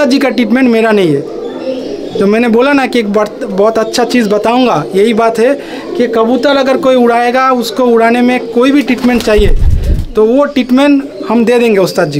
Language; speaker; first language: Hindi; non-native, local second language; Bangla